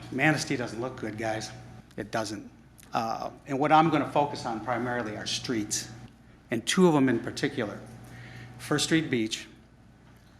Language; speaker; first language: English; native; English